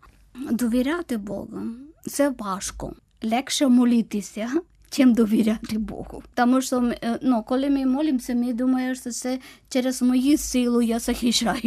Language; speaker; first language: Ukrainian; non-native, learner; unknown